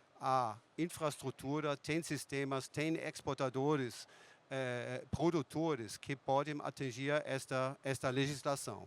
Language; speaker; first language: Portuguese; non-native, fluent; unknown